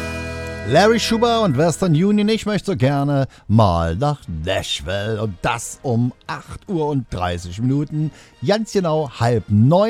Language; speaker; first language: German; native; German